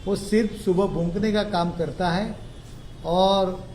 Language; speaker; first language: Hindi; non-native, local second language; Marathi